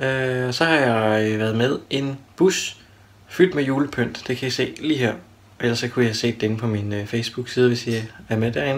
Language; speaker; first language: Danish; native; Danish